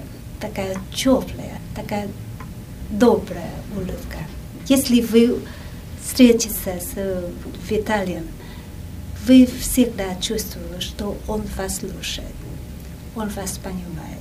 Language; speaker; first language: Russian; non-native, fluent; Vietnamese